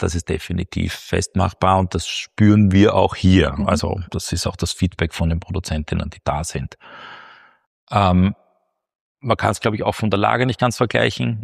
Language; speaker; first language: German; native; German